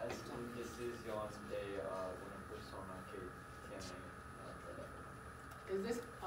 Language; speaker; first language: Spanish; non-native, learner; English